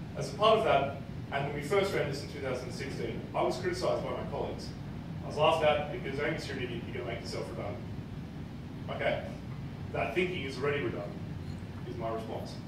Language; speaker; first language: English; native; English